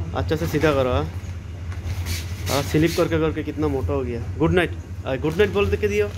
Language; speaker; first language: Hindi; non-native, fluent; Bangla